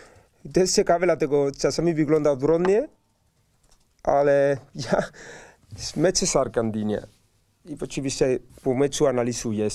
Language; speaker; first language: Polish; non-native, learner; Spanish